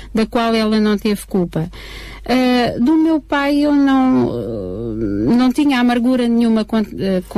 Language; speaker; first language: Portuguese; native; Portuguese